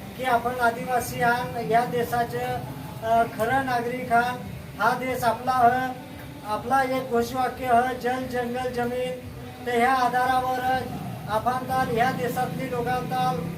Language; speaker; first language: Marathi; non-native, local second language; Bhili